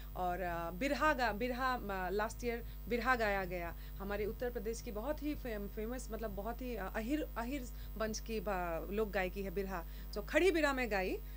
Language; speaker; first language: Hindi; non-native, local second language; Assamese